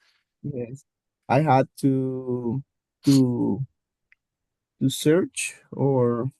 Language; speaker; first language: English; non-native, learner; Spanish